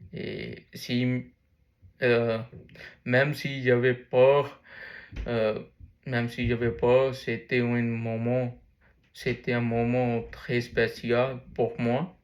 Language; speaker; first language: French; non-native, learner; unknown